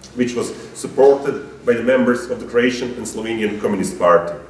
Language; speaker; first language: English; non-native, fluent; Croatian